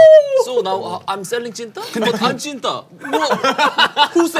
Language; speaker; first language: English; non-native, learner; Korean